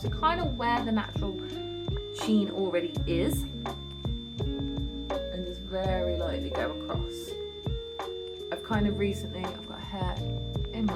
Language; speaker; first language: English; native; English